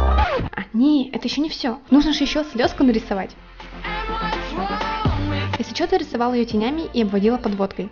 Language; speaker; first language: Russian; native; Russian